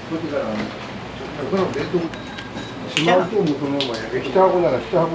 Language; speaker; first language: Japanese; native; Japanese